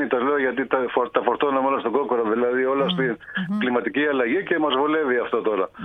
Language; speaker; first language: Greek; native; Greek